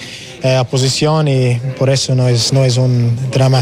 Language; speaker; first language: Spanish; non-native, learner; English